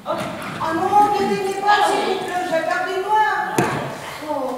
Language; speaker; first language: French; non-native, learner; Spanish